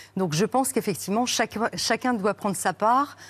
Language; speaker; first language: French; native; French